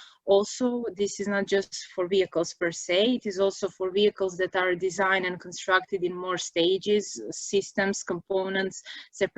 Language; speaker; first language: English; non-native, fluent; Croatian